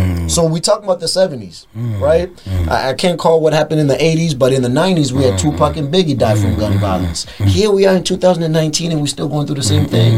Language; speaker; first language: English; non-native, local second language; Zulu